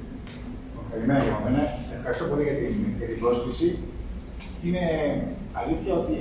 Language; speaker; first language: Greek; native; Greek